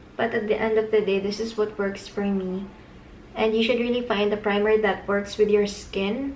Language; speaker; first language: English; non-native, local second language; Filipino